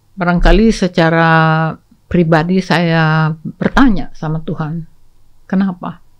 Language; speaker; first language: Indonesian; native; Indonesian